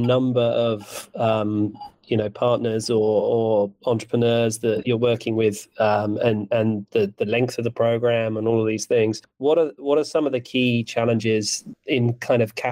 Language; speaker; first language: English; native; English